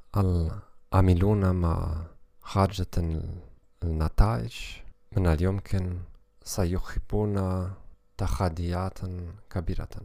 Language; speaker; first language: Arabic; non-native, learner; German